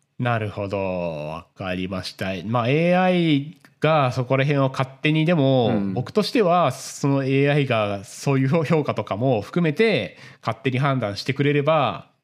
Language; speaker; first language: Japanese; native; Japanese